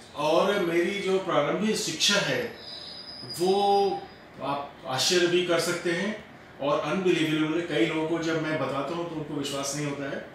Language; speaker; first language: Hindi; native; Hindi